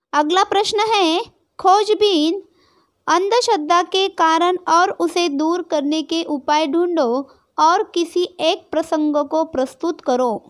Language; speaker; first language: Hindi; non-native, local second language; Marathi